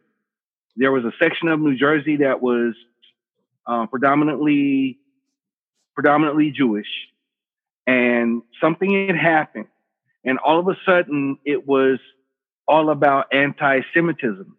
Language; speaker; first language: English; native; English